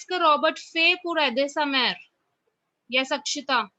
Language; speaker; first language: French; non-native, fluent; Hindi